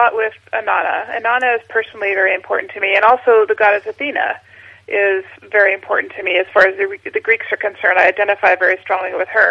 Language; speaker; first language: English; native; English